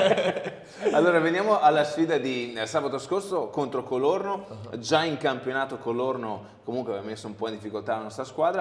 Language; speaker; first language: Italian; native; Italian